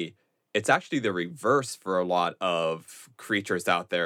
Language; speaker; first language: English; native; English